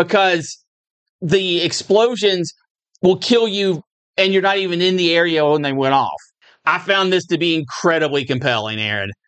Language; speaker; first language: English; native; English